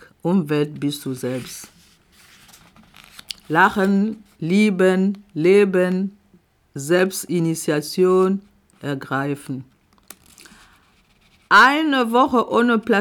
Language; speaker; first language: German; non-native, fluent; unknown